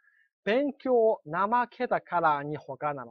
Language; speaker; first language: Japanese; non-native, fluent; Chinese